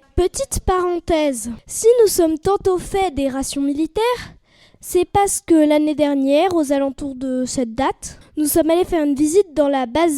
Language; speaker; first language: French; native; French